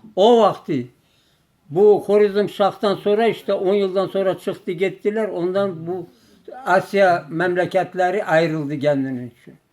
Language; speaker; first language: Turkish; native; Turkish